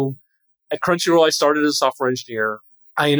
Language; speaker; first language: English; native; English